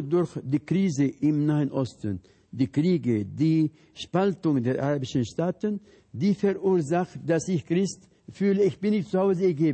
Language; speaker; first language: German; non-native, fluent; Arabic